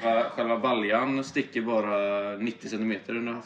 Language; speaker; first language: Swedish; native; Swedish